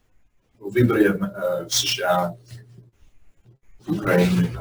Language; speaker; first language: Russian; non-native, fluent; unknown